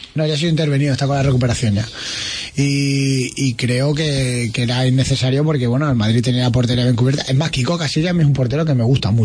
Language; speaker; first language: Spanish; native; Spanish